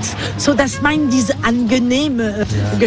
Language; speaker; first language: German; non-native, learner; French